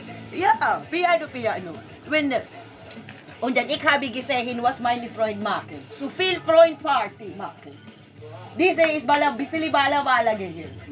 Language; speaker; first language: German; non-native, learner; Filipino